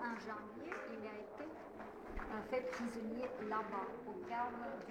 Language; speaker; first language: French; non-native, fluent; Russian